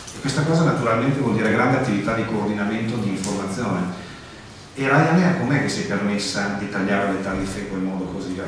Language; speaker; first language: Italian; early bilingual, heritage; Italian